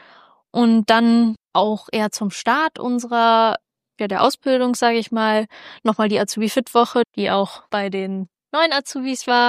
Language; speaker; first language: German; native; German